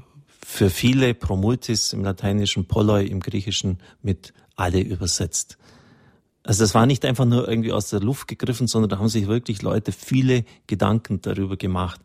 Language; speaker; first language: German; native; German